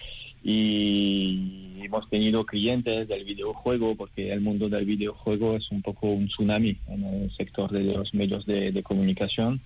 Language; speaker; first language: Spanish; non-native, fluent; French